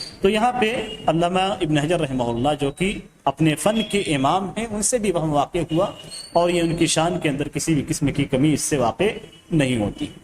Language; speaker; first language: Urdu; native; Urdu